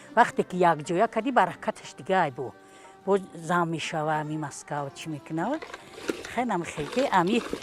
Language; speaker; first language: Tajik; native; Tajik